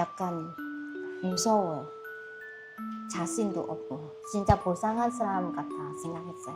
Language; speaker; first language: Korean; non-native, learner; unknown